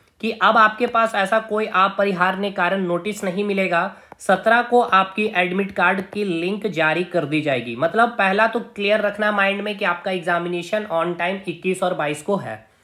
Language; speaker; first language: Hindi; native; Hindi